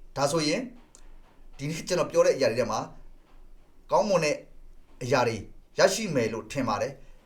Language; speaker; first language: Burmese; native; Burmese